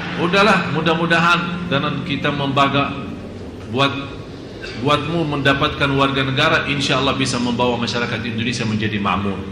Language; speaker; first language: Indonesian; non-native, fluent; Arabic